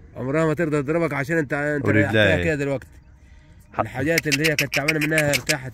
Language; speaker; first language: Arabic; native; Arabic